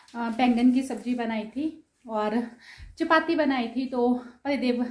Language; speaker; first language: Hindi; non-native, local second language; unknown